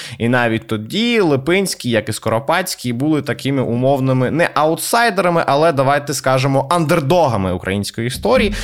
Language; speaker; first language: Ukrainian; non-native, local second language; Russian